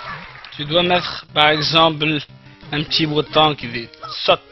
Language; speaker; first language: French; non-native, fluent; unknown